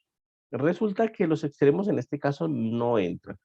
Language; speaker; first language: Spanish; native; Spanish